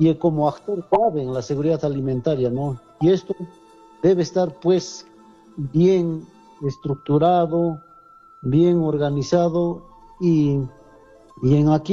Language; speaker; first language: Spanish; native; Spanish